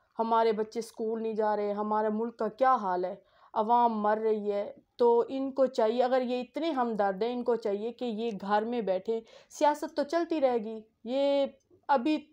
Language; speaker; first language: Urdu; non-native, local second language; Saraiki